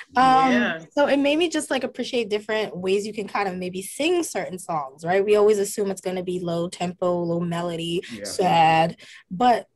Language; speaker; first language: English; native; English